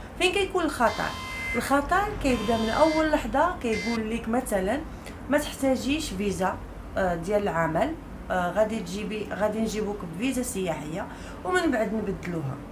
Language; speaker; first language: Arabic; native; Arabic